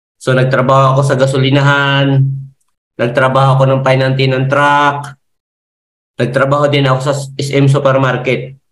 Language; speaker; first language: Filipino; non-native, local second language; Masbatenyo